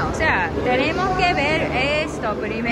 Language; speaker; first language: Spanish; non-native, learner; Japanese